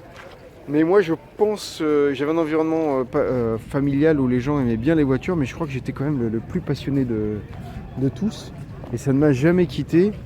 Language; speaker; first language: French; native; French